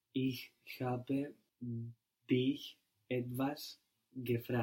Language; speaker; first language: German; non-native, learner; English